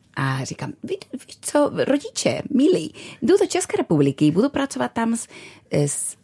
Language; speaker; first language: Czech; non-native, fluent; Spanish